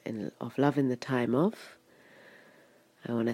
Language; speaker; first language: English; native; English